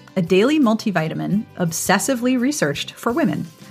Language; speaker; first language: English; native; English